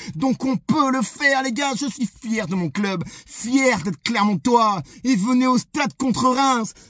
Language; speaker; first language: French; native; French